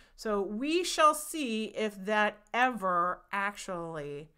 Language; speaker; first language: English; native; English